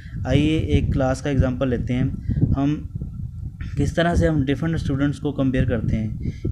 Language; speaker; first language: Hindi; native; Hindi